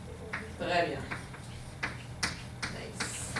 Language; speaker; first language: French; non-native, fluent; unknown